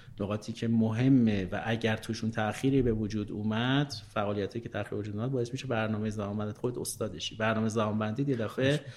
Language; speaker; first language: Persian; native; Persian